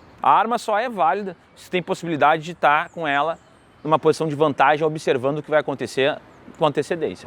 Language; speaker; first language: Portuguese; native; Portuguese